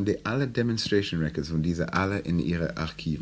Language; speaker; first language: German; non-native, learner; English